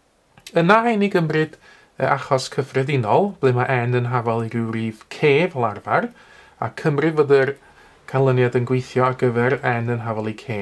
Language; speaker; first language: Welsh; native; Welsh